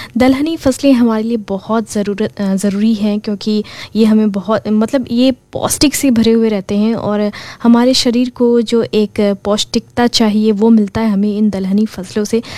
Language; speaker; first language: Hindi; native; Hindi